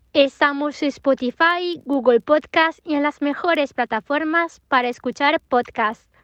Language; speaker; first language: Spanish; non-native, fluent; Italian